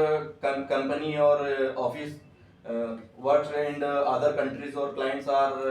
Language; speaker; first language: English; non-native, learner; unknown